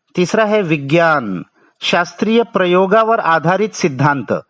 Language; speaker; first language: Hindi; non-native, local second language; Marathi